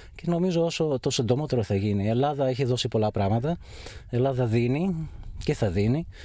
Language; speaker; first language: Greek; non-native, fluent; Arabic